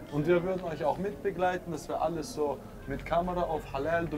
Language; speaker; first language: German; native; German